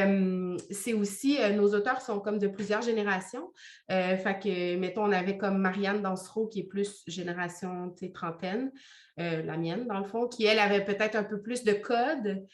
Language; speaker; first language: French; native; French